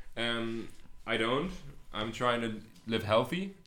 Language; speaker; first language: English; non-native, fluent; German